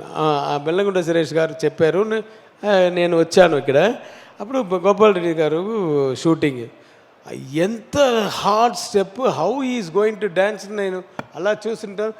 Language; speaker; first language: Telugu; non-native, learner; Tamil